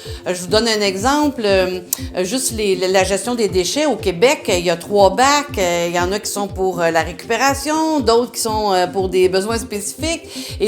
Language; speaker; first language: French; native; French